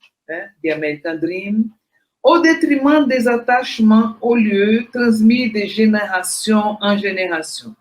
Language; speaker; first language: French; non-native, fluent; Portuguese